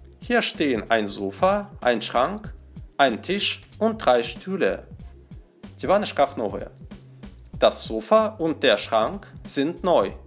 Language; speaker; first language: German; non-native, fluent; Russian